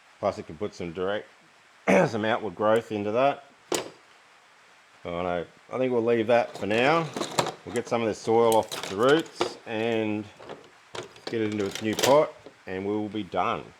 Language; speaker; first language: English; native; English